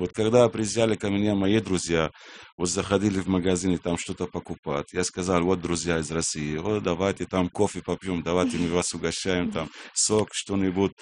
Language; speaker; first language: Russian; non-native, fluent; Arabic